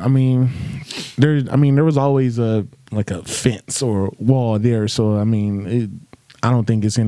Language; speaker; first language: English; native; English